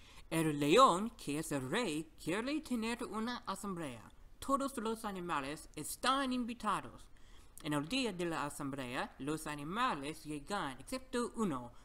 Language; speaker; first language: Spanish; non-native, learner; English